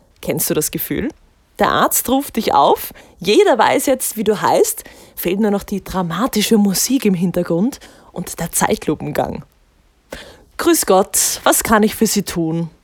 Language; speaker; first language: German; native; German